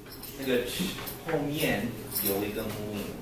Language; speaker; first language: Chinese; non-native, learner; English